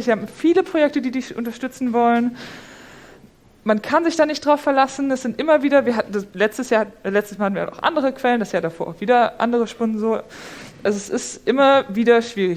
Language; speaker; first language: German; native; German